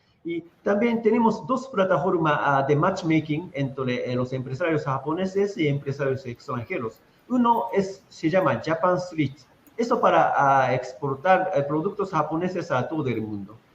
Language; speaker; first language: Spanish; non-native, fluent; Japanese